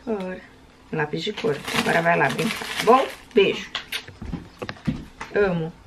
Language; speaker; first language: Portuguese; native; Portuguese